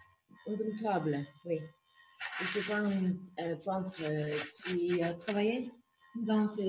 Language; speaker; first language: French; non-native, fluent; Norwegian